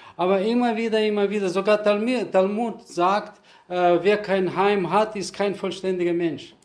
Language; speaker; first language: German; early bilingual, heritage; German